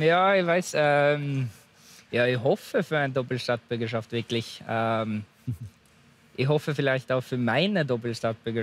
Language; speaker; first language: German; non-native, fluent; Norwegian